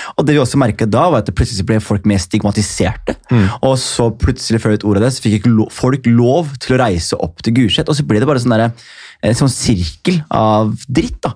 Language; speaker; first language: Norwegian; early bilingual, other home language; Somali